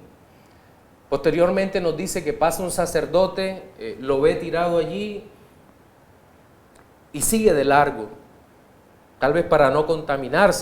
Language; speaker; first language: Spanish; native; Spanish